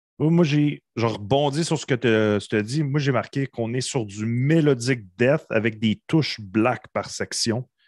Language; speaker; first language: French; native; French